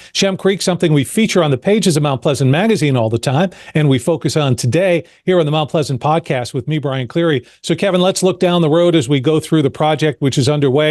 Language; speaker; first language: English; native; English